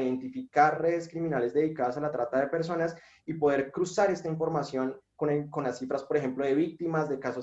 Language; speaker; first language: Spanish; native; Spanish